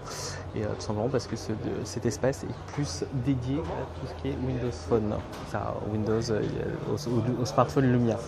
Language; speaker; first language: French; native; French